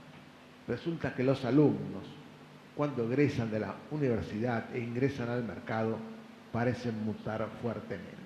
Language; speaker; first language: Spanish; native; Spanish